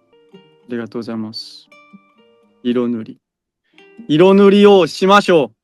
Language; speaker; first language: Japanese; non-native, learner; Korean